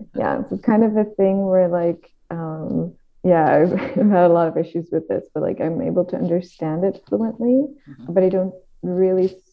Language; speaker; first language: English; non-native, fluent; Dutch